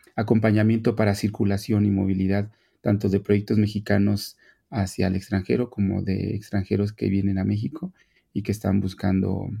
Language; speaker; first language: Spanish; native; Spanish